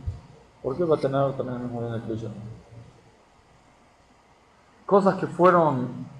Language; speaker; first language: Spanish; native; Spanish